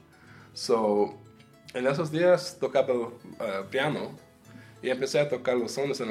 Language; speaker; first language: Spanish; early bilingual, heritage; Spanish